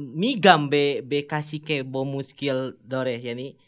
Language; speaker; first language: Persian; non-native, learner; Indonesian